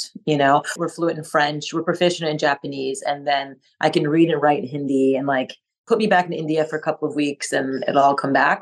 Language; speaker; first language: English; non-native, fluent; French